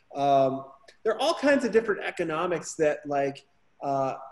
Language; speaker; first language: English; native; English